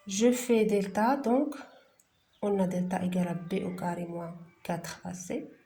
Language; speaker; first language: French; non-native, local second language; Arabic